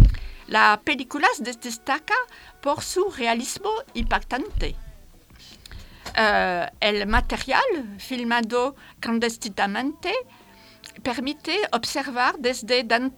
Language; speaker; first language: Spanish; non-native, fluent; French